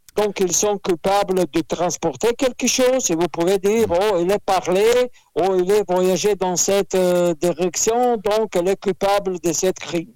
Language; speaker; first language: French; non-native, fluent; Russian